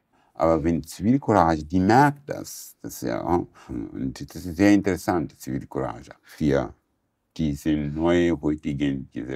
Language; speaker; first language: German; non-native, local second language; Portuguese